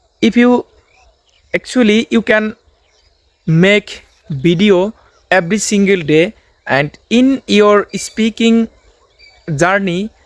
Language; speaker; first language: English; non-native, learner; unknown